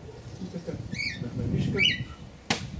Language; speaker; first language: Bulgarian; non-native, learner; Russian